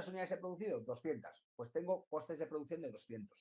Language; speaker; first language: Spanish; native; Spanish